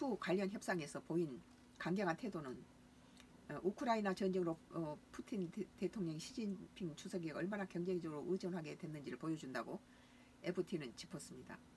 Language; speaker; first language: Korean; native; Korean